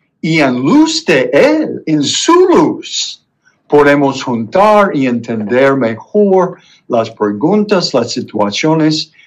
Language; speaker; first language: Spanish; non-native, fluent; English